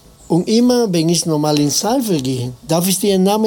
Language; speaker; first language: German; non-native, fluent; Spanish